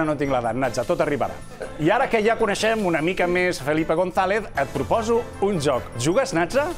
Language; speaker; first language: Catalan; native; Catalan